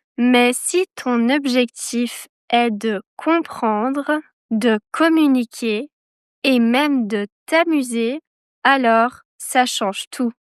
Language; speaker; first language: French; native; French